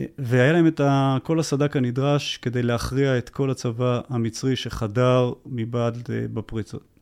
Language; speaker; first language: Hebrew; native; Hebrew